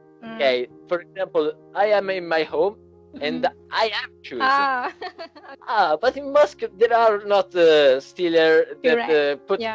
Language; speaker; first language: English; non-native, learner; Italian